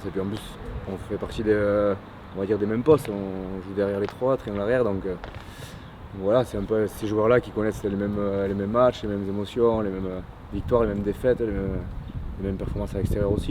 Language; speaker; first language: French; native; French